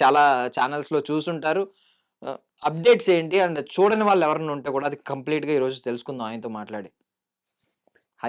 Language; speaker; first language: Telugu; native; Telugu